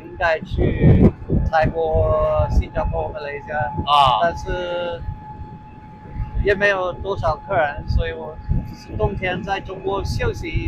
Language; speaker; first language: Chinese; non-native, fluent; English